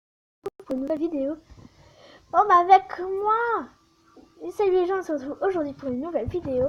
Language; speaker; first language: French; native; French